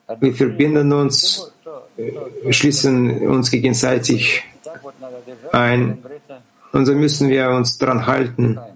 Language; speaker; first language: German; non-native, fluent; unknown